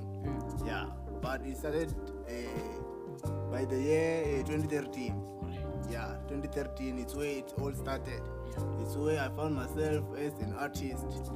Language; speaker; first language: English; non-native, local second language; Venda